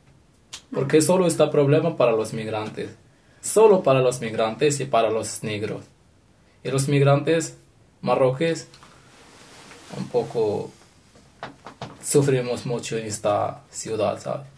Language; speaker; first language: Spanish; non-native, learner; Arabic